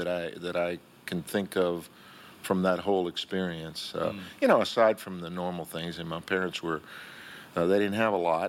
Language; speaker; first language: English; early bilingual, other home language; Spanish